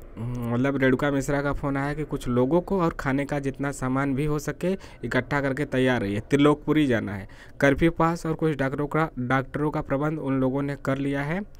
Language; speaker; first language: Hindi; native; Hindi